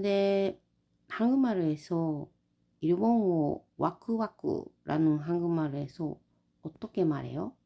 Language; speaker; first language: Korean; non-native, learner; Japanese